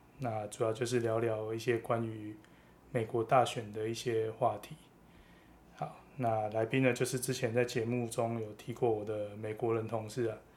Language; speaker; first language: Chinese; native; Chinese